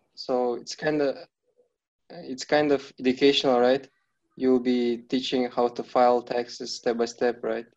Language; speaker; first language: English; non-native, fluent; Kazakh